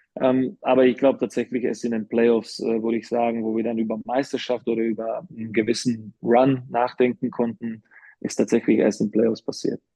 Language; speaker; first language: German; non-native, fluent; Slovak